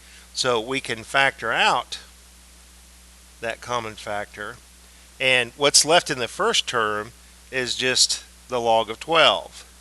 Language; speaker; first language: English; native; English